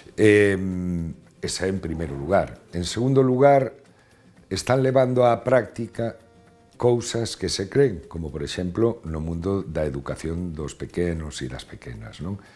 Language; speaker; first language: Galician; non-native, local second language; Spanish